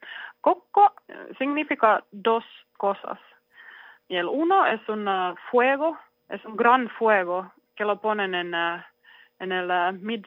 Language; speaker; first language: Spanish; non-native, learner; Finnish